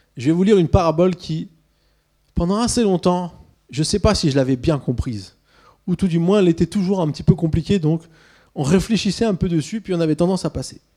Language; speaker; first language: French; early bilingual, other home language; Swiss German